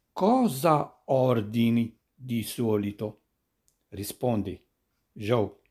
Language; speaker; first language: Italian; non-native, fluent; Arabic